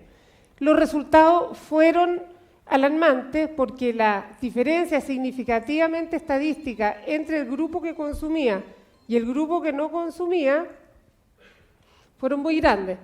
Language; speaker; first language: Spanish; native; Spanish